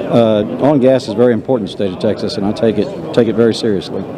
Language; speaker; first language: English; native; English